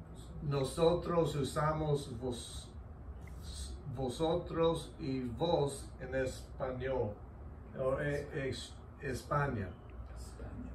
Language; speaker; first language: Spanish; non-native, learner; English